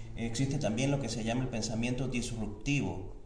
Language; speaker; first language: Spanish; native; Spanish